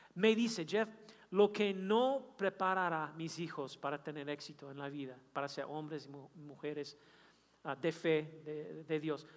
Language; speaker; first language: Spanish; non-native, fluent; English